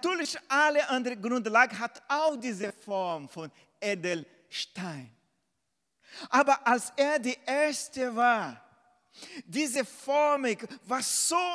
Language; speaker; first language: German; non-native, fluent; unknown